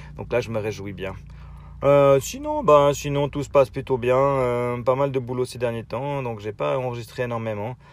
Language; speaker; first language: French; native; French